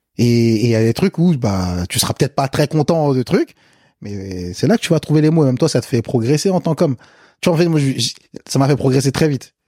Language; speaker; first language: French; early bilingual, other home language; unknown